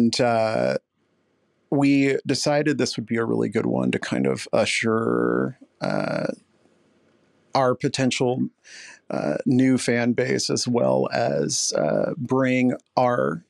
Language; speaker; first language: English; native; English